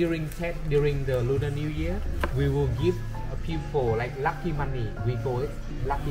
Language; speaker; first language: English; non-native, fluent; Vietnamese